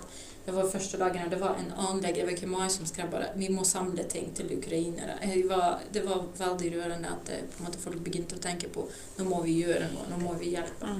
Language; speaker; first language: Norwegian; non-native, fluent; Ukrainian